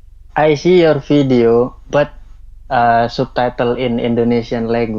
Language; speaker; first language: English; non-native, learner; Indonesian